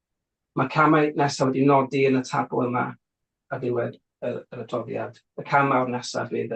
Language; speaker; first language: Welsh; native; Welsh